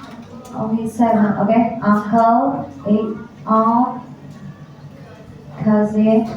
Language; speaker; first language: English; non-native, learner; Indonesian